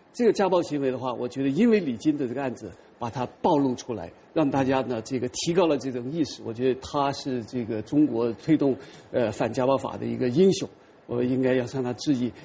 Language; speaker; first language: Chinese; native; Chinese